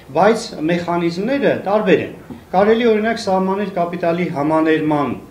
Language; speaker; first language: Armenian; native; Armenian